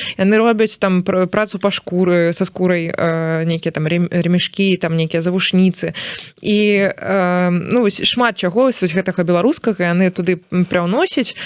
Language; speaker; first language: Belarusian; native; Belarusian